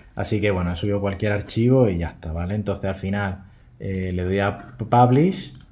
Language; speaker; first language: Spanish; native; Spanish